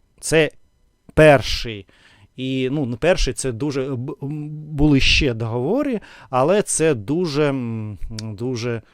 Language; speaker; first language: Ukrainian; non-native, fluent; Russian